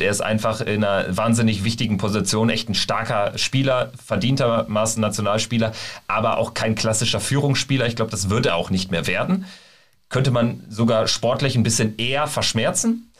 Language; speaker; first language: German; native; German